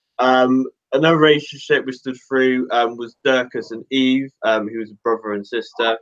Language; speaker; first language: English; native; English